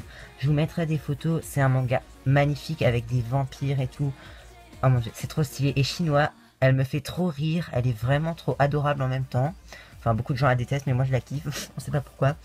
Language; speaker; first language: French; native; French